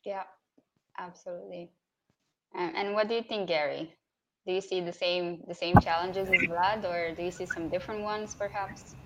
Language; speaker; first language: English; non-native, fluent; Romanian